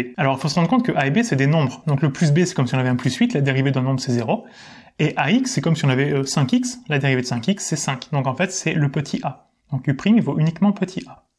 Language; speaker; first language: French; native; French